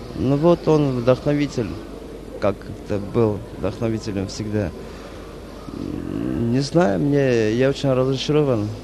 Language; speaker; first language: Russian; non-native, local second language; Armenian